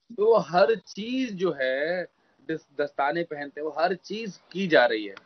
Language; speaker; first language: Hindi; native; Hindi